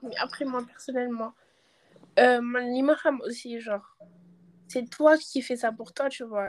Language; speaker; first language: French; non-native, local second language; Wolof